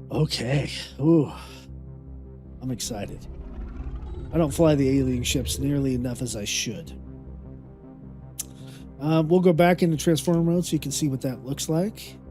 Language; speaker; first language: English; native; English